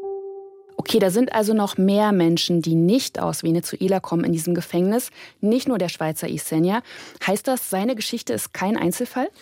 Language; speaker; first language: German; native; German